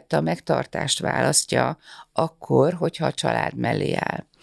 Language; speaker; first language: Hungarian; early bilingual, other home language; Russian